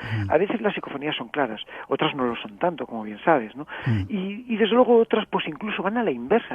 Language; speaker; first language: Spanish; native; Spanish